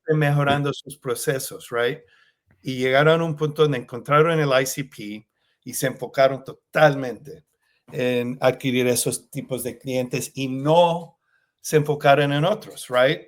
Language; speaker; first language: Spanish; early bilingual, heritage; Spanish